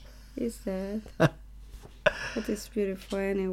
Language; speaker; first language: English; non-native, learner; Spanish